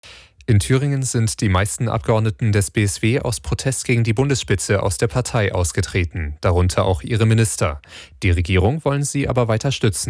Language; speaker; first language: German; native; German